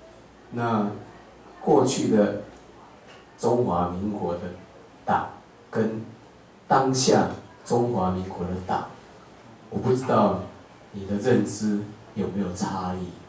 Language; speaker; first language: Chinese; native; Chinese